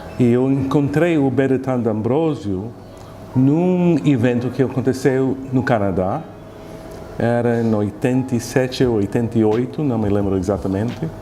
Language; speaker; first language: Portuguese; non-native, fluent; English